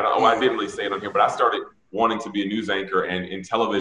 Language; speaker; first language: English; native; English